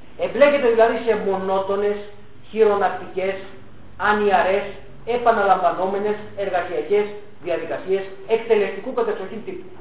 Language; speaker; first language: Greek; early bilingual, heritage; Greek